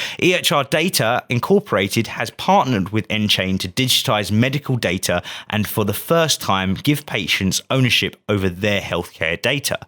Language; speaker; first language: English; native; English